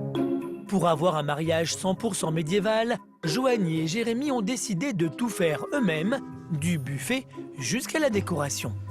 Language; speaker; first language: French; native; French